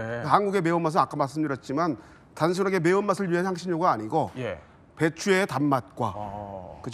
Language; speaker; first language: Korean; native; Korean